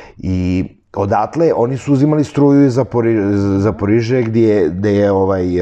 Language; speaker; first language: Serbian; early bilingual, heritage; Serbian